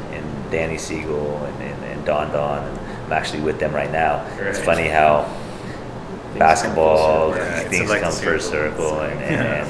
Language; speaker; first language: English; native; English